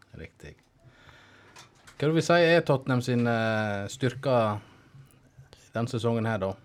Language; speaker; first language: Norwegian; native; Norwegian